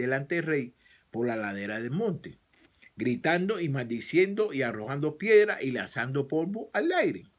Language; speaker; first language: Spanish; native; Spanish